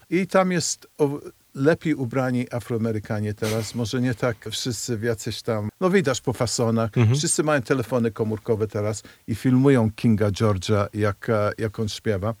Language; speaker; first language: Polish; non-native, fluent; English